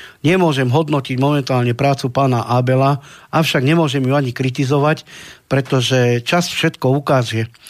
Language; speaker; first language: Slovak; non-native, local second language; Romany